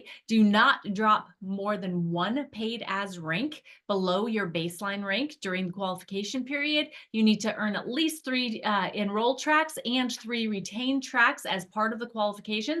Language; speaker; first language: English; native; English